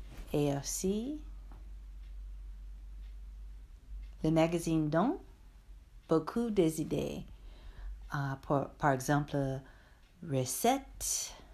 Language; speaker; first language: French; non-native, learner; English